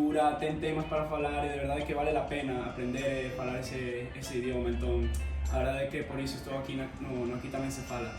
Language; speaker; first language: Galician; early bilingual, other home language; Spanish